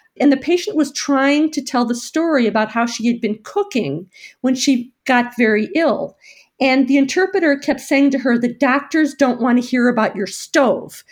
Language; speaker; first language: English; native; English